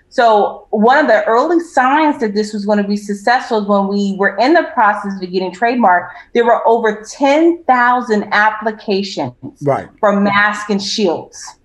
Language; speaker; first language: English; native; English